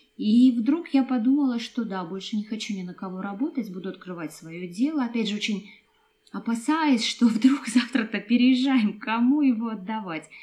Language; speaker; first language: Russian; native; Russian